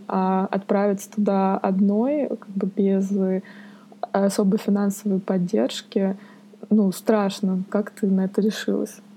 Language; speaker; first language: Russian; native; Russian